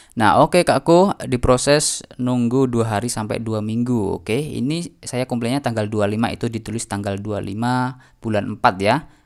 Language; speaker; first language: Indonesian; native; Indonesian